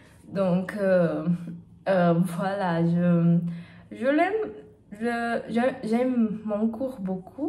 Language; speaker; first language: French; non-native, learner; Portuguese